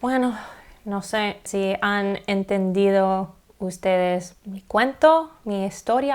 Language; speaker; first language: Spanish; non-native, fluent; English